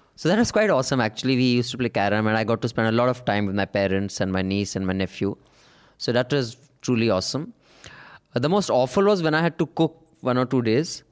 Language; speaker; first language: English; non-native, local second language; Punjabi